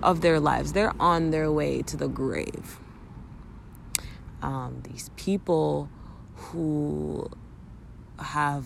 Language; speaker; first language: English; native; English